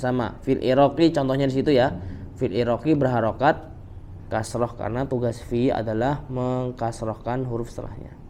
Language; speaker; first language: Indonesian; native; Indonesian